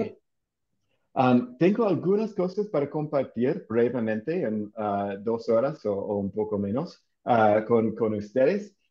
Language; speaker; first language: Spanish; non-native, fluent; English